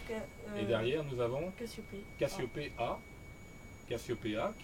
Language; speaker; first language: French; native; French